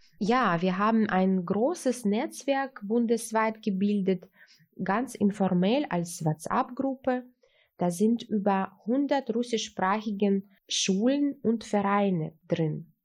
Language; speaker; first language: German; early bilingual, heritage; Russian